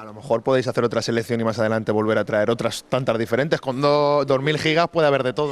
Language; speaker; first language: Spanish; native; Spanish